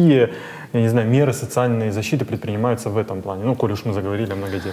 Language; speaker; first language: Russian; native; Russian